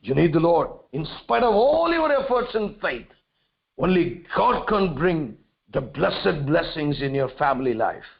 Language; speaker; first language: English; non-native, local second language; Tamil